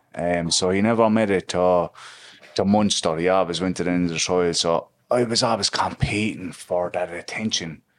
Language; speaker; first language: English; native; English